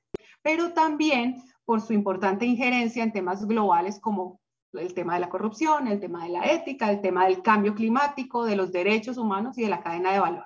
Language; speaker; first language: Spanish; native; Spanish